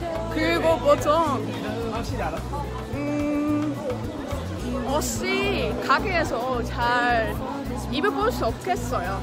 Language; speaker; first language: Korean; non-native, fluent; Dutch